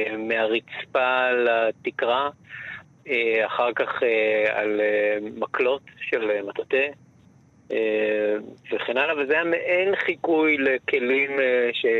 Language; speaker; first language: Hebrew; native; Hebrew